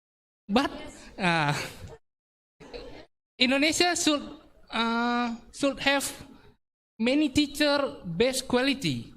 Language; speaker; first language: English; non-native, learner; Indonesian